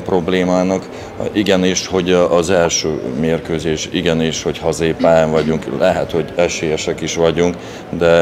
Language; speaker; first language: Hungarian; non-native, fluent; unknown